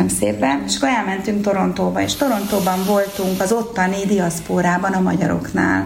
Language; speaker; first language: Hungarian; native; Hungarian